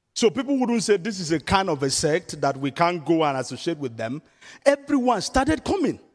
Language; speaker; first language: English; non-native, local second language; Yoruba